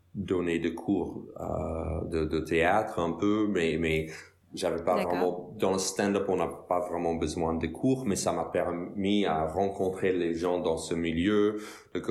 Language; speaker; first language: French; non-native, fluent; English